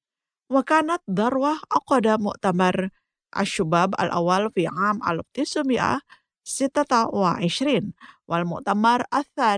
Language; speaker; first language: Arabic; non-native, fluent; Indonesian